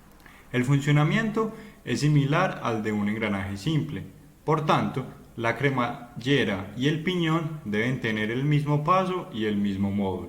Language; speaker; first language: Spanish; native; Spanish